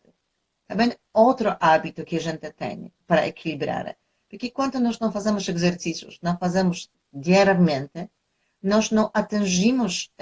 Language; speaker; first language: Portuguese; non-native, fluent; Polish